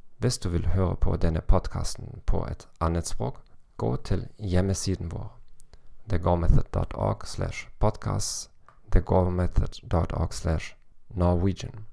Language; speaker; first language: Norwegian; non-native, learner; German